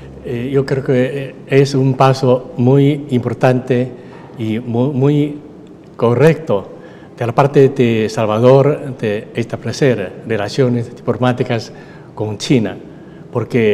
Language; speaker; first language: Spanish; non-native, fluent; Chinese